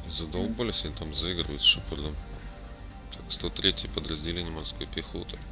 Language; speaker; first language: Russian; native; Russian